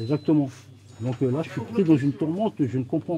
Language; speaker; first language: French; early bilingual, other home language; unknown